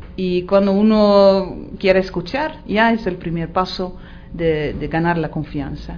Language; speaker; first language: Spanish; non-native, fluent; Dutch